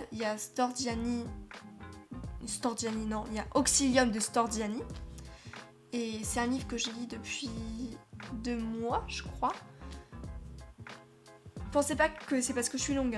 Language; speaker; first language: French; native; French